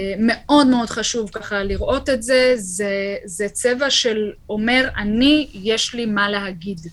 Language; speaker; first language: Hebrew; native; Hebrew